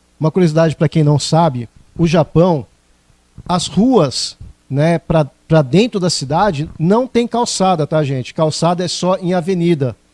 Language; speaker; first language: Portuguese; native; Portuguese